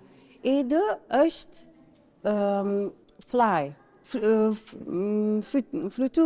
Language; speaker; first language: Albanian; non-native, learner; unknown